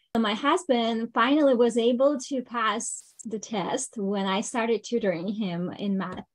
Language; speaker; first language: English; non-native, fluent; Ukrainian